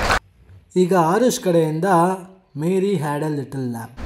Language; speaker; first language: Kannada; native; Kannada